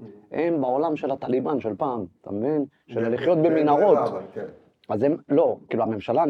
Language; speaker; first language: Hebrew; native; Hebrew